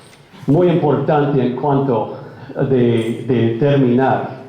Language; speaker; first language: Spanish; non-native, fluent; English